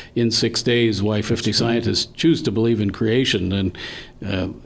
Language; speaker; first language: English; native; English